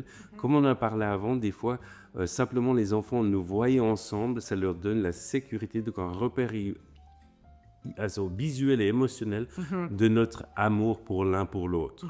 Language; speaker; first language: French; native; French